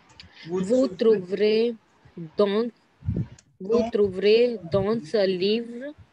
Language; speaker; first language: French; non-native, learner; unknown